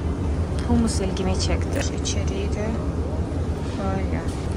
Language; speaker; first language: Turkish; non-native, fluent; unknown